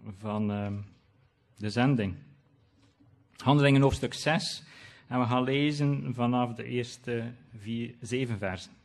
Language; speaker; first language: Dutch; native; Dutch